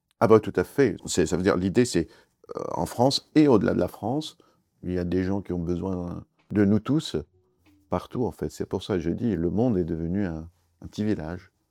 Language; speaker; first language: French; non-native, fluent; Kurdish